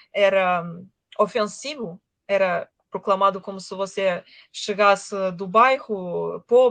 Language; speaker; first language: Portuguese; non-native, fluent; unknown